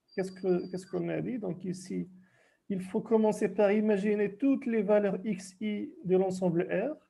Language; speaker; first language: French; non-native, local second language; Arabic